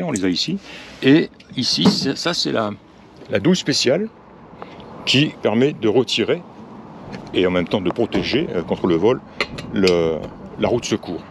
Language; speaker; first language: French; native; French